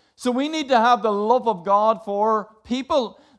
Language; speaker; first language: English; native; English